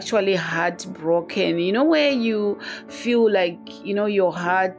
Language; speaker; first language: English; non-native, local second language; Shona